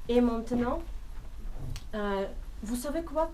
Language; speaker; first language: French; non-native, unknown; Russian